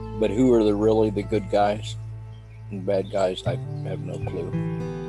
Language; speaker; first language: English; native; English